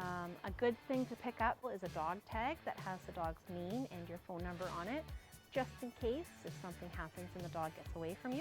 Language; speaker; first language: English; native; English